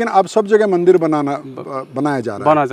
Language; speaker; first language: Hindi; native; Hindi